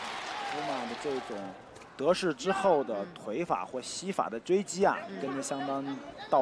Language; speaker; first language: Chinese; native; Chinese